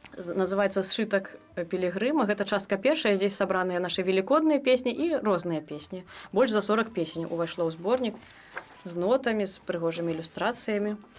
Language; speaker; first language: Belarusian; native; Belarusian